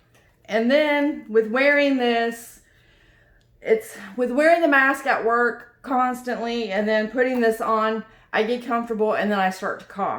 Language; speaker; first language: English; native; English